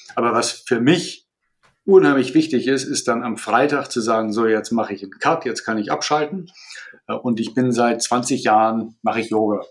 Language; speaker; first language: German; non-native, fluent; Malay